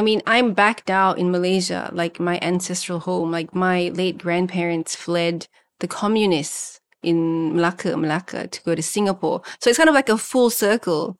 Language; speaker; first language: English; non-native, local second language; Malay